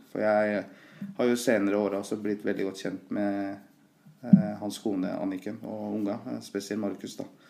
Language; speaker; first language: Norwegian; early bilingual, other home language; Persian